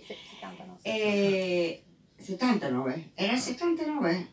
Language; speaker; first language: Italian; non-native, fluent; English